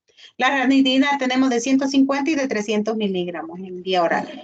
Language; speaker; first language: Spanish; native; Spanish